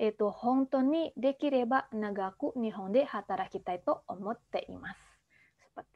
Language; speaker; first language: Japanese; non-native, fluent; Indonesian